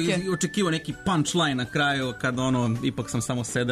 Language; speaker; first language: Serbian; native; Serbian